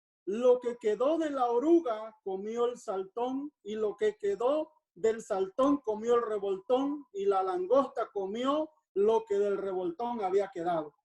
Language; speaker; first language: Spanish; native; Spanish